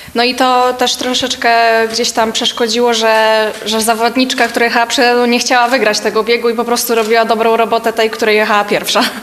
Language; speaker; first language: Polish; native; Polish